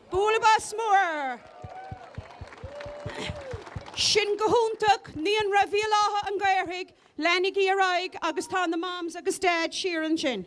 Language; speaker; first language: Irish; native; Irish